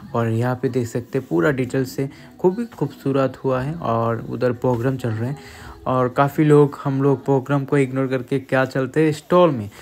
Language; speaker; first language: Hindi; non-native, local second language; Bangla